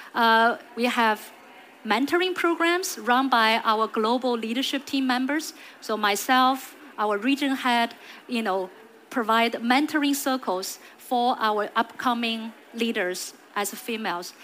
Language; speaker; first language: English; non-native, fluent; Chinese